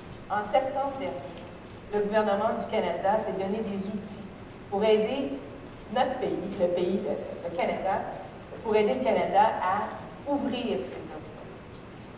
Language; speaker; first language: French; native; French